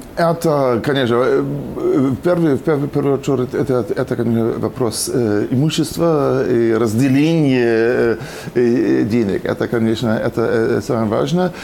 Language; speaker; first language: Russian; non-native, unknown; German